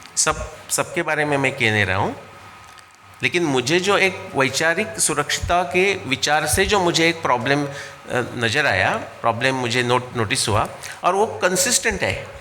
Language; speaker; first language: Hindi; non-native, local second language; Marathi